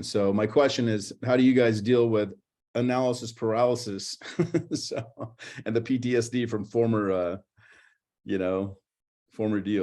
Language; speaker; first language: English; native; English